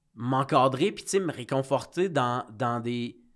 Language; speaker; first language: French; native; French